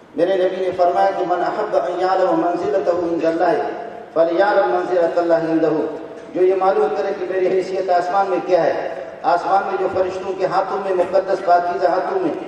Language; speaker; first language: Urdu; non-native, local second language; Brahui